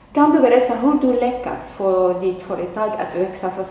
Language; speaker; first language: Swedish; non-native, learner; Arabic